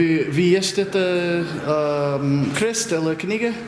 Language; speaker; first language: Russian; non-native, learner; English